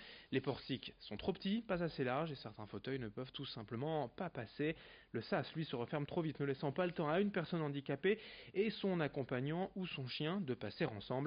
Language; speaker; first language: French; native; French